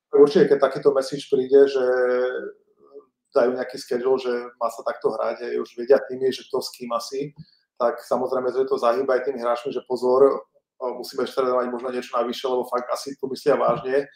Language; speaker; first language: Czech; native; Czech